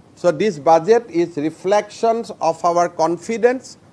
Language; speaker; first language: English; non-native, local second language; Assamese